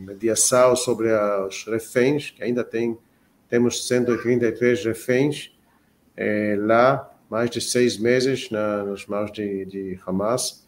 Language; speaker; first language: Portuguese; non-native, fluent; Hebrew